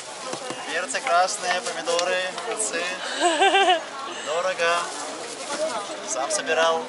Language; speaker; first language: Russian; native; Russian